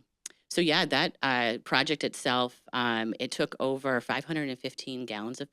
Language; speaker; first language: English; native; English